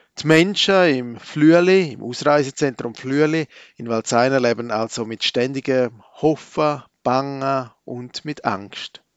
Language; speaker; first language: German; native; German